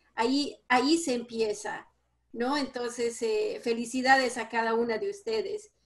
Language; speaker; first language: Spanish; native; Spanish